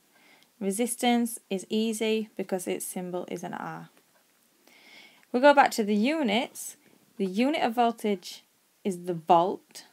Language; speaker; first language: English; native; English